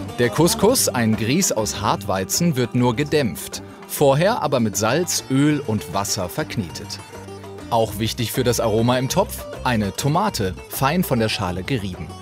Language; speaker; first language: German; native; German